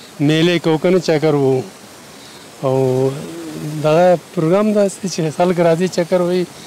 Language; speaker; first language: Pashto; non-native, local second language; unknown